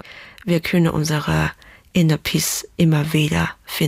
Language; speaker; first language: German; non-native, fluent; Chinese